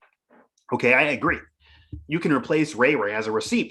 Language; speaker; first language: English; native; English